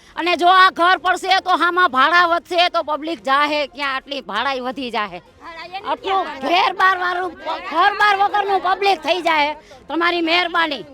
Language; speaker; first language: Gujarati; native; Gujarati